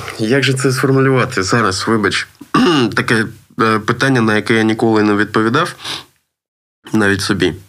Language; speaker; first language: Ukrainian; non-native, local second language; Russian